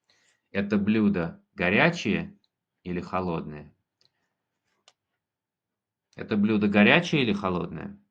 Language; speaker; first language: Russian; non-native, fluent; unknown